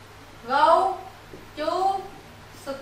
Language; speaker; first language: English; non-native, learner; Vietnamese